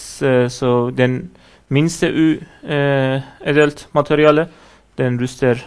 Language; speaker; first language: Swedish; non-native, fluent; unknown